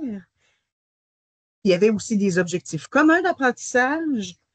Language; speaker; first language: French; native; French